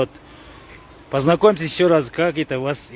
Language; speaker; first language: Russian; non-native, learner; Kyrgyz